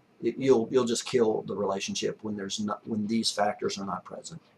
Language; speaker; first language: English; native; English